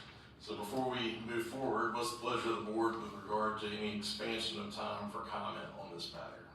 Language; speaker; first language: English; native; English